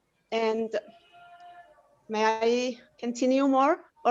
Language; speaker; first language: English; non-native, fluent; Persian